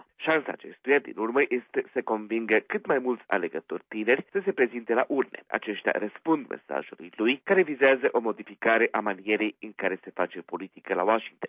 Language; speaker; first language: Romanian; native; Romanian